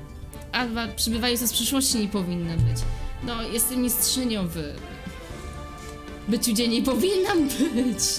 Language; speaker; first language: Polish; native; Polish